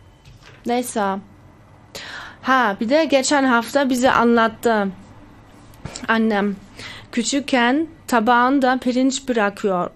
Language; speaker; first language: Turkish; early bilingual, heritage; Turkish